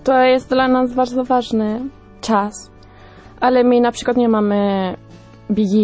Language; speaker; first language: Polish; early bilingual, heritage; Spanish